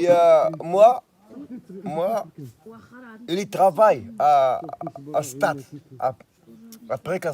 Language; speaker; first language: French; non-native, learner; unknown